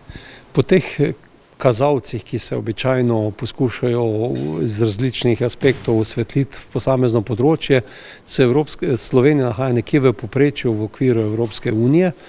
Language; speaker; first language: Slovenian; native; Slovenian